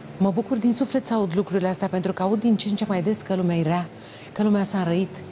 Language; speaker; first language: Romanian; native; Romanian